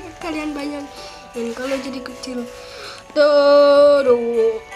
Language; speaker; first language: Indonesian; native; Indonesian